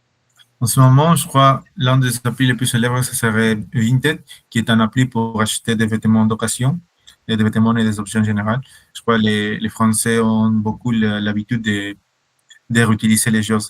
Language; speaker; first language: French; non-native, fluent; Spanish